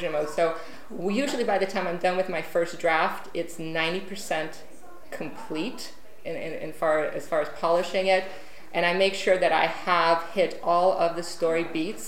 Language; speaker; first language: English; non-native, fluent; Romanian